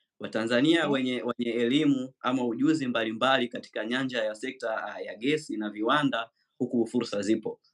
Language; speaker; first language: Swahili; native; Swahili